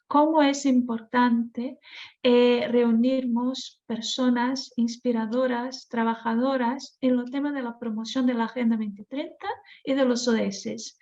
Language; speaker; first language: Spanish; non-native, fluent; Portuguese